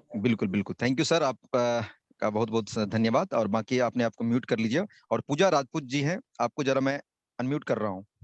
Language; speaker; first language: Hindi; native; Hindi